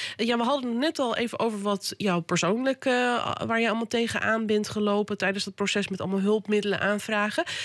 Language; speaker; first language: Dutch; native; Dutch